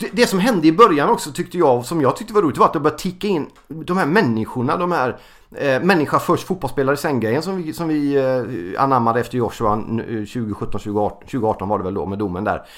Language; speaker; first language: Swedish; native; Swedish